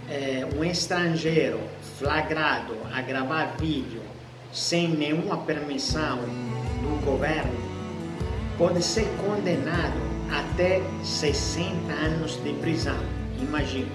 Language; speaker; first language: Portuguese; non-native, fluent; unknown